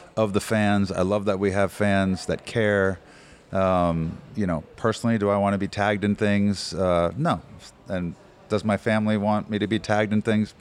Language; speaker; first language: English; native; English